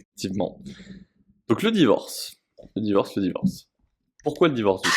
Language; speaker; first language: French; native; French